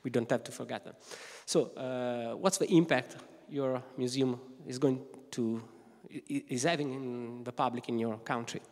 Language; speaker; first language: English; non-native, fluent; Italian